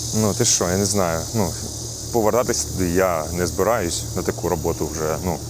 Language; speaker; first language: Ukrainian; non-native, local second language; Russian